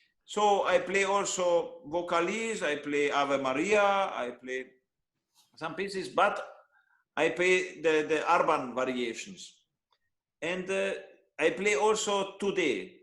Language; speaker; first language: English; non-native, learner; Hungarian